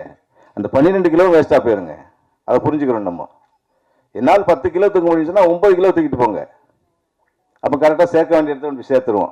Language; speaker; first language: Tamil; native; Tamil